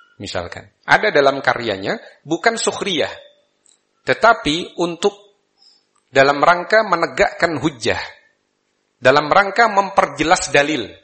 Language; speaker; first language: Malay; non-native, local second language; Javanese